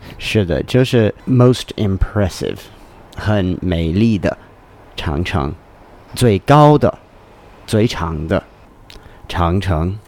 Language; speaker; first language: Chinese; non-native, learner; English